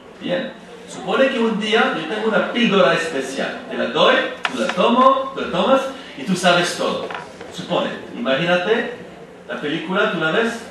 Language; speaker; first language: Spanish; non-native, fluent; French